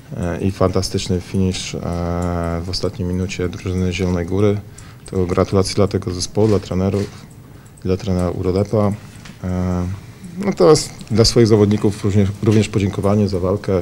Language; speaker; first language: Polish; native; Polish